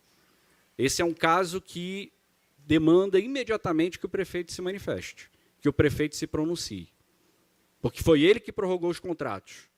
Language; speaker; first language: Portuguese; native; Portuguese